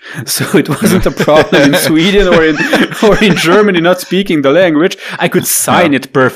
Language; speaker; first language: English; non-native, fluent; Romanian